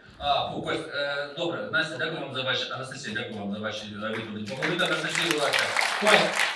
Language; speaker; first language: Ukrainian; non-native, local second language; Russian